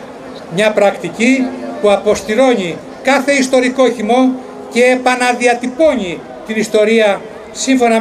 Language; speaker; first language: Greek; native; Greek